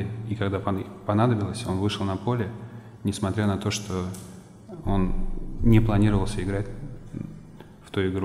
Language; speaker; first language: Russian; native; Russian